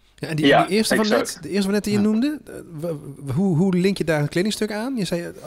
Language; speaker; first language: Dutch; native; Dutch